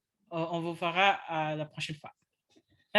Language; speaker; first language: French; non-native, learner; English